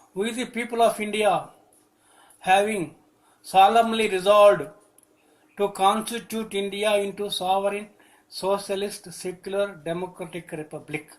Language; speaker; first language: English; non-native, local second language; Telugu